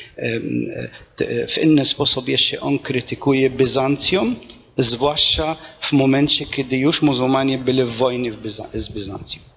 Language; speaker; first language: Polish; non-native, fluent; Arabic